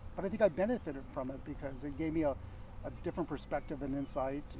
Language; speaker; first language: English; native; English